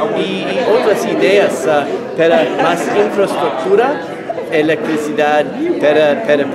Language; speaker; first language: Spanish; non-native, learner; English